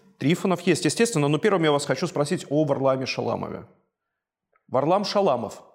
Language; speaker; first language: Russian; native; Russian